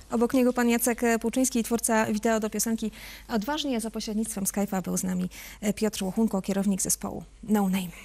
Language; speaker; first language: Polish; native; Polish